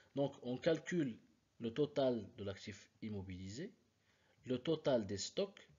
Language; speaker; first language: French; non-native, local second language; Arabic